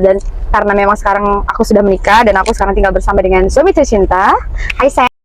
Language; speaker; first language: Indonesian; native; Indonesian